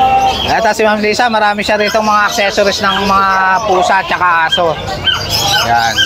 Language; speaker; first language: Filipino; native; Filipino